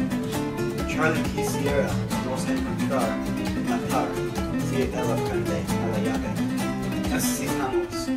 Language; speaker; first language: Spanish; non-native, learner; English